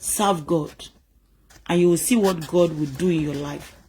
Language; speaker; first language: English; non-native, local second language; Yoruba